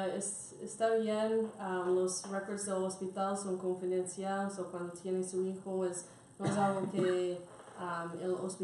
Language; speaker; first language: Spanish; non-native, fluent; English